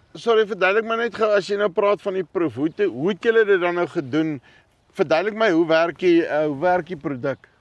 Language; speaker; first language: Afrikaans; native; Afrikaans